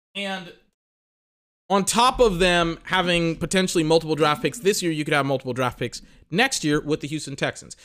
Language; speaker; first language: English; native; English